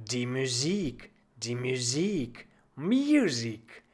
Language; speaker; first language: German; non-native, fluent; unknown